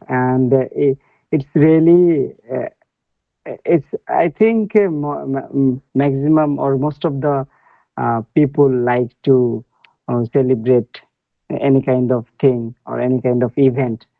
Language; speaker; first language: English; non-native, learner; Bangla